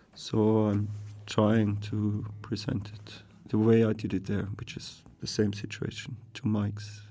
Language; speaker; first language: English; non-native, fluent; German